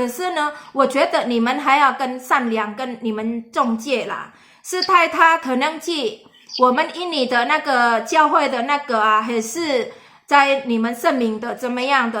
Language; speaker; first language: Chinese; non-native, fluent; Indonesian